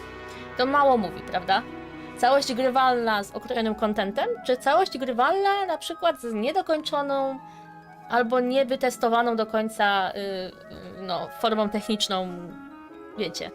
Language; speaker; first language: Polish; native; Polish